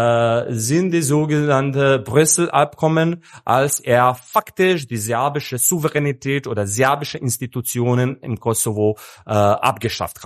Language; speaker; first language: German; non-native, fluent; Serbian